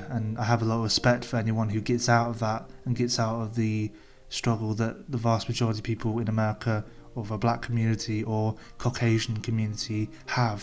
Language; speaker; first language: English; native; English